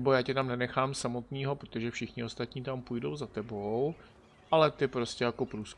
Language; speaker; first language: Czech; native; Czech